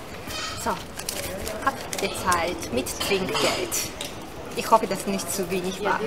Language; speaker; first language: German; non-native, fluent; Japanese